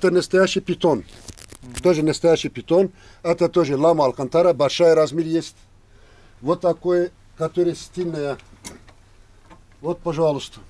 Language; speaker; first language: Russian; non-native, learner; Turkish